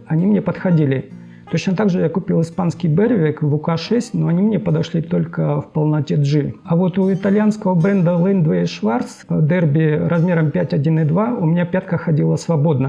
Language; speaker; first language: Russian; native; Russian